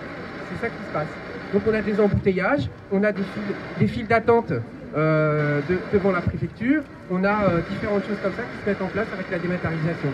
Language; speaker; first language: French; native; French